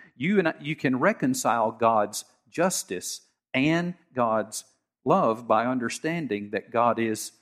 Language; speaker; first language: English; native; English